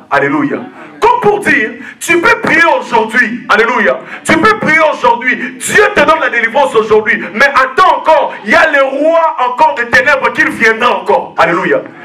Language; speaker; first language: French; non-native, local second language; Lingala